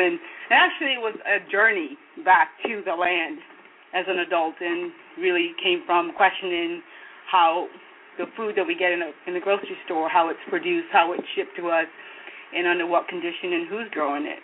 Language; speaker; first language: English; non-native, local second language; Kikuyu